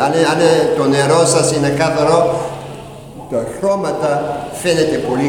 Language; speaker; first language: Greek; non-native, learner; English